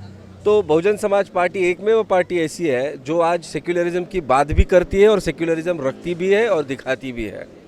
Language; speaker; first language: Hindi; non-native, local second language; Marathi